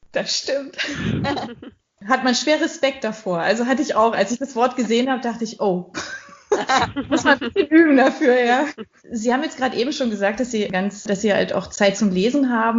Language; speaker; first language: German; native; German